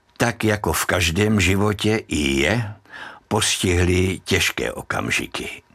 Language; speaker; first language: Czech; native; Czech